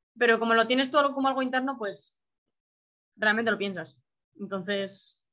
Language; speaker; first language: Spanish; native; Spanish